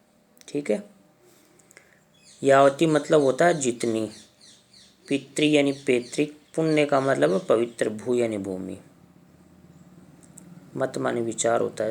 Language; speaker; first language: Hindi; native; Hindi